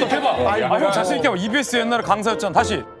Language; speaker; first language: Korean; native; Korean